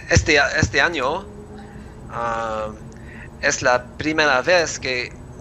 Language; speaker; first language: Spanish; non-native, learner; English